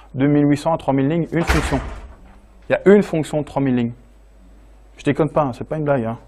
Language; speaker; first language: French; native; French